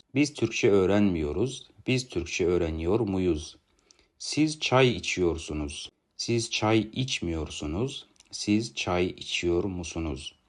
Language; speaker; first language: Turkish; non-native, fluent; Kazakh